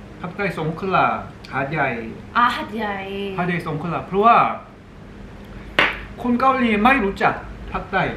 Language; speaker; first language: Thai; non-native, learner; Korean